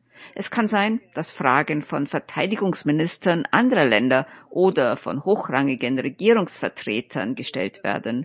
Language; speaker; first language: German; native; German